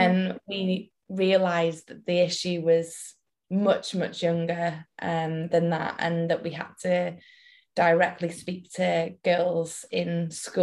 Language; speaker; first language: English; native; English